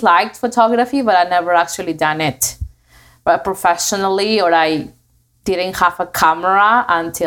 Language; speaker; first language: English; non-native, fluent; Spanish